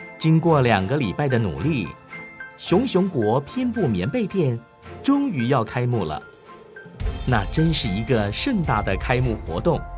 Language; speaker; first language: Chinese; native; Chinese